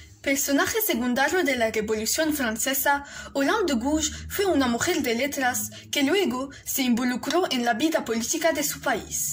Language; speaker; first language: Spanish; non-native, learner; Arabic